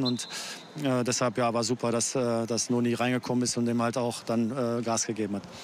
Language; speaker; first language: German; native; German